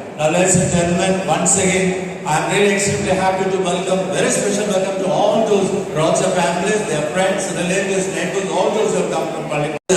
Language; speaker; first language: English; non-native, local second language; Malayalam